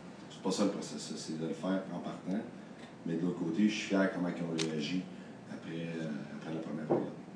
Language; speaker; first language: French; native; French